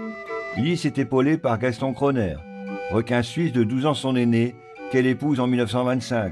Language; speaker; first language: French; native; French